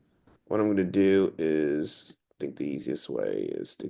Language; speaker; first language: English; native; English